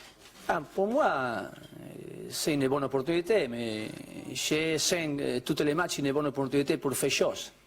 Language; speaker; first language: French; non-native, learner; Spanish